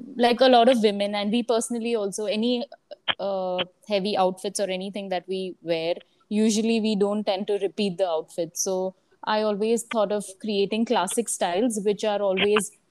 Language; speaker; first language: English; non-native, local second language; Gujarati